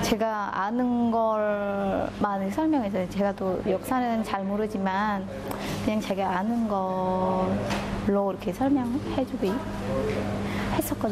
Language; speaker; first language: Korean; non-native, fluent; Khmer